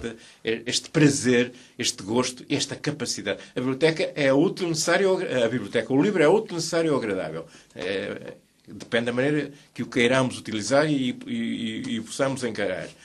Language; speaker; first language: Portuguese; native; Portuguese